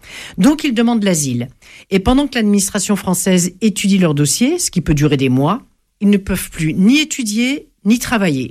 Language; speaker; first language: French; native; French